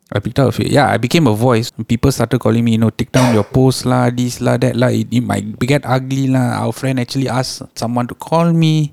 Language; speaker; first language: English; non-native, local second language; Tamil